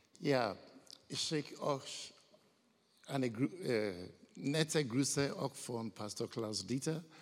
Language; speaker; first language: German; non-native, learner; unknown